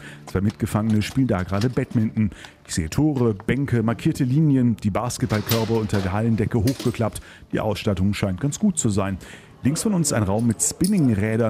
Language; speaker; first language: German; native; German